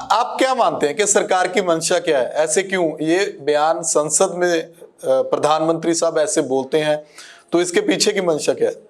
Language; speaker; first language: Hindi; non-native, local second language; Punjabi